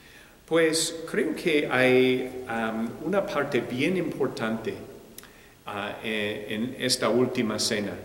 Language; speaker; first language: Spanish; non-native, fluent; English